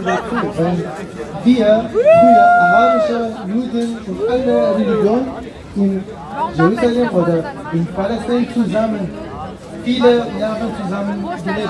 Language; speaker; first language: German; non-native, learner; Arabic